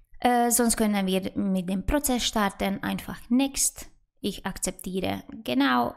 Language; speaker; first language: German; non-native, fluent; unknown